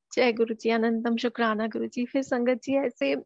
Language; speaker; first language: Hindi; native; Hindi